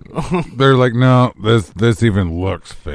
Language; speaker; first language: English; native; English